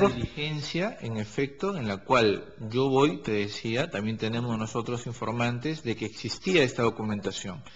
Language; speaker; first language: Spanish; native; Spanish